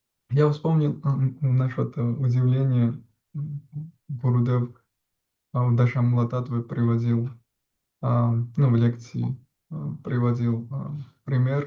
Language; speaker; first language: Russian; non-native, fluent; Georgian